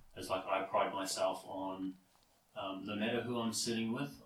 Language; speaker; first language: English; native; English